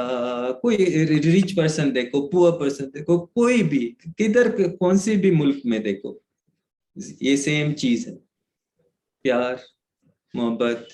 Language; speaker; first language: Hindi; native; Hindi